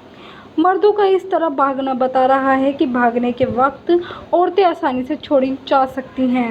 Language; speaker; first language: Hindi; native; Hindi